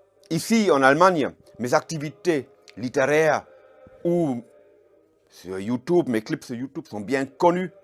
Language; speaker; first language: French; non-native, fluent; German